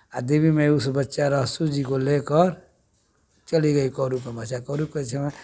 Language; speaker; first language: Hindi; native; Hindi